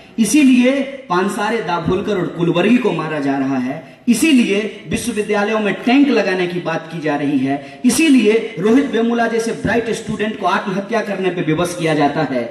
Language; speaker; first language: Hindi; native; Hindi